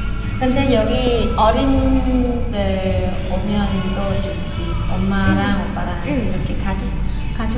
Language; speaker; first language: Korean; non-native, fluent; Vietnamese